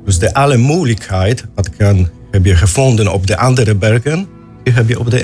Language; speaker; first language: Dutch; non-native, learner; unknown